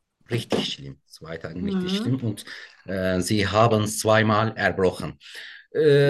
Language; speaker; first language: German; non-native, learner; Turkish